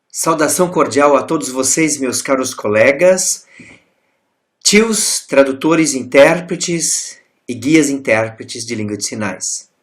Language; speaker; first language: Portuguese; non-native, local second language; German